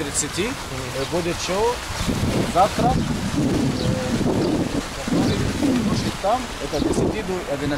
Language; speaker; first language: Russian; non-native, learner; Arabic